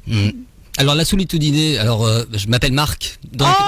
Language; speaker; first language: French; native; French